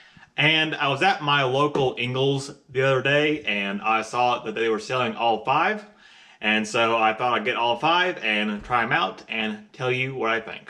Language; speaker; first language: English; native; English